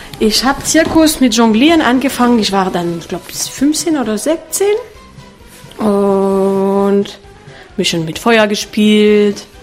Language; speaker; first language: German; non-native, fluent; French